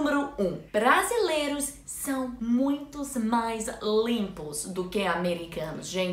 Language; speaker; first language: Portuguese; non-native, learner; English